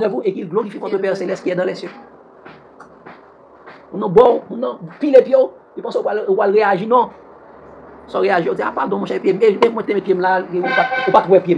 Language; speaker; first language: French; non-native, local second language; Haitian Creole